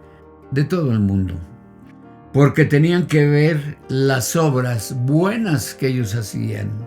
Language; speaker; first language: Spanish; native; Spanish